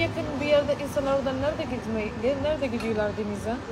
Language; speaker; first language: Turkish; non-native, learner; Arabic